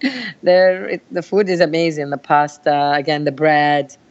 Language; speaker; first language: English; non-native, fluent; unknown